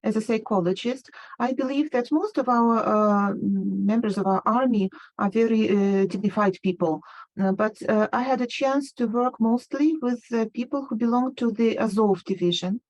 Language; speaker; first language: English; non-native, fluent; Ukrainian